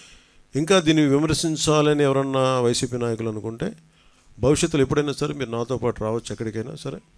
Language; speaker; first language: Telugu; native; Telugu